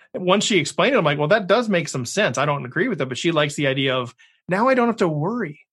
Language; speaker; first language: English; native; English